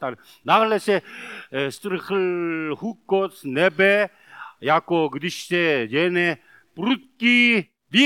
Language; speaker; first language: Czech; non-native, learner; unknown